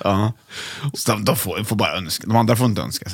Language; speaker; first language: Swedish; native; Swedish